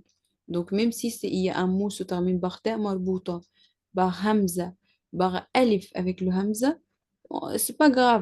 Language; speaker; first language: French; non-native, learner; Arabic